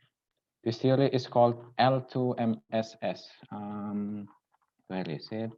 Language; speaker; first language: English; non-native, local second language; Indonesian